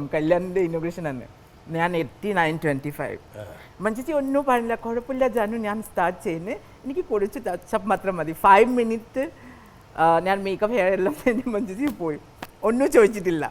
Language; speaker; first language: Malayalam; non-native, learner; Assamese